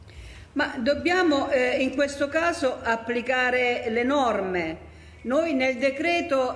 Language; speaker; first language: Italian; native; Italian